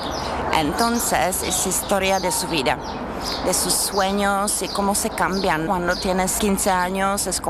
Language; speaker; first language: Spanish; non-native, fluent; Czech